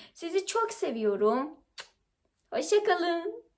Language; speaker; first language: Turkish; non-native, learner; Persian